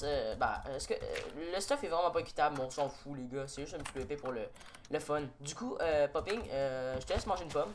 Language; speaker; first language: French; native; French